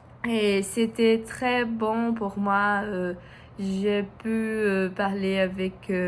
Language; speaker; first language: French; non-native, learner; Portuguese